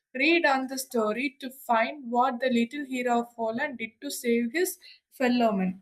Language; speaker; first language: English; non-native, local second language; Tamil